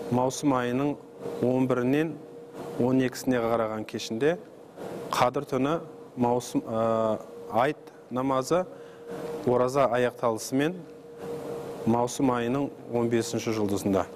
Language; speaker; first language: Kazakh; native; Kazakh